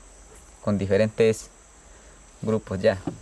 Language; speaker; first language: Spanish; non-native, local second language; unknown